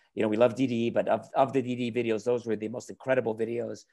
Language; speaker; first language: English; native; English